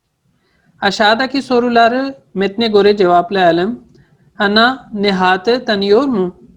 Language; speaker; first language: Turkish; non-native, fluent; Urdu